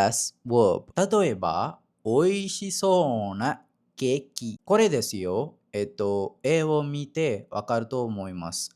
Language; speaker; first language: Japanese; non-native, learner; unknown